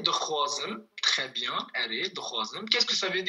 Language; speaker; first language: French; non-native, fluent; Kurdish